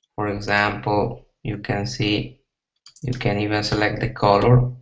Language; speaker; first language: English; non-native, fluent; Italian